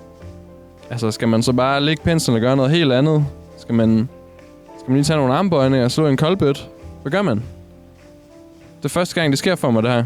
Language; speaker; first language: Danish; native; Danish